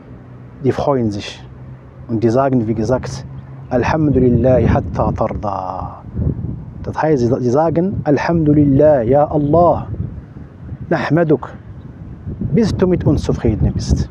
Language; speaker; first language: German; non-native, fluent; Arabic